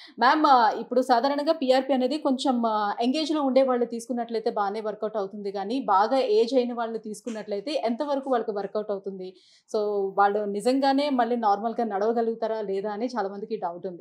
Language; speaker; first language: Telugu; native; Telugu